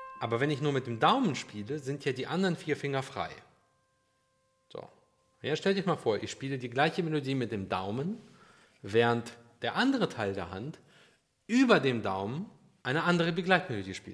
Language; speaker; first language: German; early bilingual, other home language; Russian